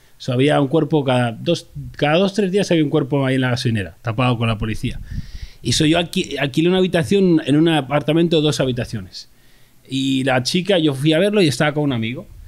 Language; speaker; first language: Spanish; native; Spanish